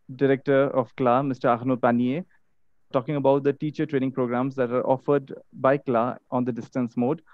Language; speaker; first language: English; non-native, local second language; Hindi